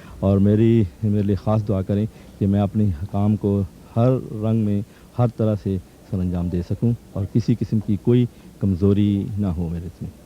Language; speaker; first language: Urdu; native; Urdu